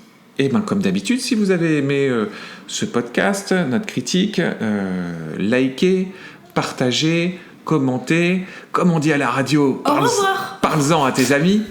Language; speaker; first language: French; native; French